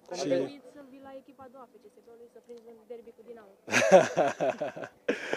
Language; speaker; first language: Romanian; native; Romanian